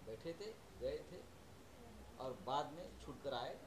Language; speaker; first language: Hindi; non-native, local second language; Marathi